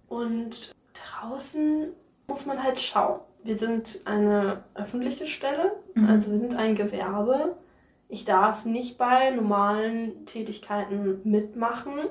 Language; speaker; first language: German; native; German